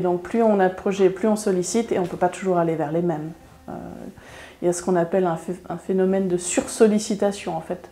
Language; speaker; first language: French; native; French